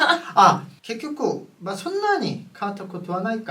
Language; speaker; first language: Japanese; non-native, fluent; Korean